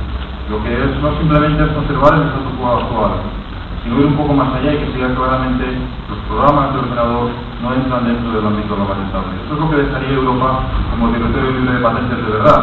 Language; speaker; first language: Spanish; native; Spanish